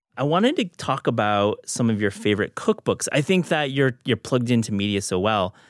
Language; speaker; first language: English; native; English